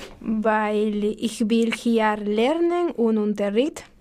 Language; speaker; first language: German; non-native, learner; Spanish